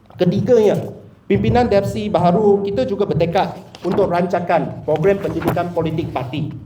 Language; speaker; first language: Malay; non-native, local second language; Chinese